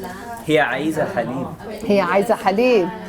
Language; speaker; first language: Arabic; non-native, learner; English